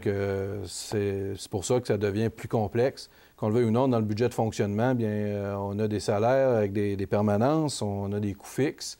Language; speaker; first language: French; native; French